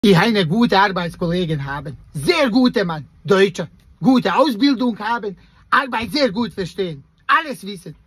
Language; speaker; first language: German; non-native, learner; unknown